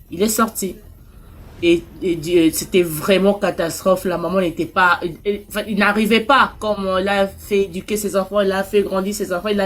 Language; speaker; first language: French; non-native, local second language; Lingala